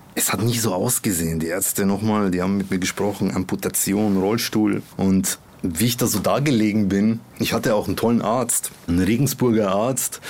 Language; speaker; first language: German; native; German